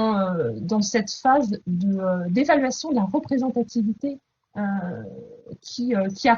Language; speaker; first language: French; native; French